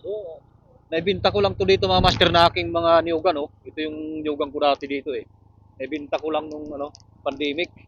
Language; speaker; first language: Filipino; native; Filipino